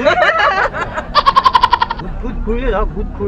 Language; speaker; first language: English; non-native, local second language; Filipino